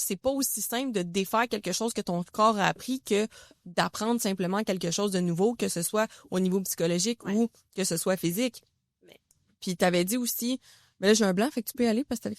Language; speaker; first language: French; native; French